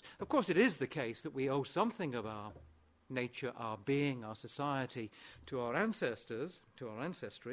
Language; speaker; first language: English; non-native, local second language; Welsh